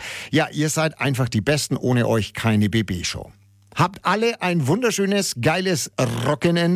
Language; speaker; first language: German; native; German